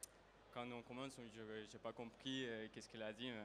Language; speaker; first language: French; non-native, learner; Spanish